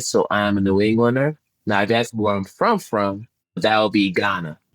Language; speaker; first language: English; early bilingual, other home language; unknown